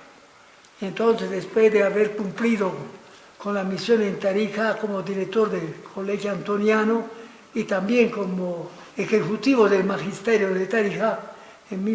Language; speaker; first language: Spanish; non-native, fluent; Italian